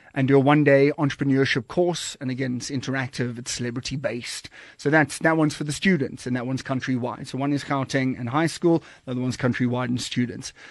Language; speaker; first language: English; native; English